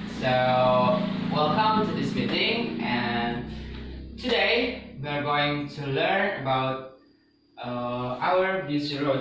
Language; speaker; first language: English; non-native, learner; Indonesian